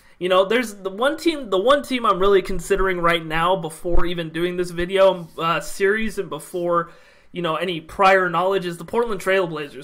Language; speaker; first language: English; native; English